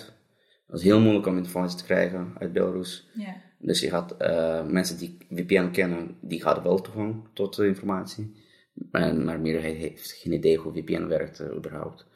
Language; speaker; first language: Dutch; non-native, fluent; Russian